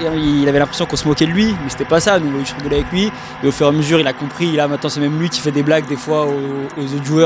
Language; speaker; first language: French; native; French